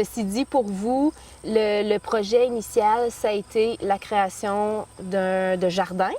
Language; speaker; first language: French; native; French